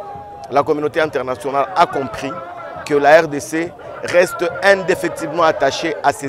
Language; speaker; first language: French; non-native, local second language; Lingala